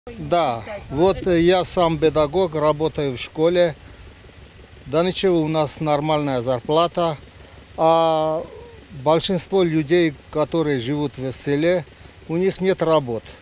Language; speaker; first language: Russian; non-native, local second language; Armenian